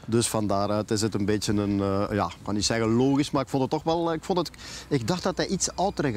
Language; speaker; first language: Dutch; native; Dutch